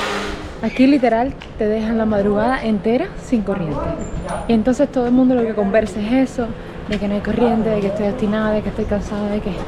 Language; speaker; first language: Spanish; native; Spanish